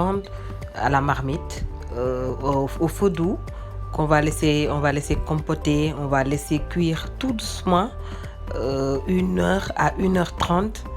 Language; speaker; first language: French; non-native, local second language; Wolof